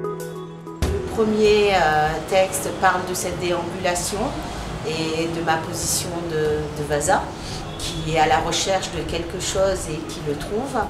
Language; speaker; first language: French; native; French